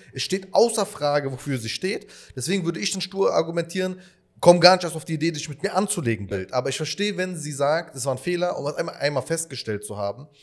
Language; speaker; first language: German; early bilingual, other home language; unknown